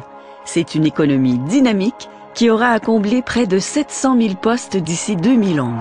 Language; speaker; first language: French; native; French